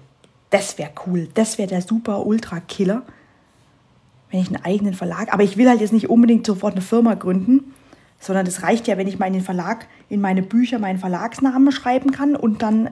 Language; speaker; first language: German; native; German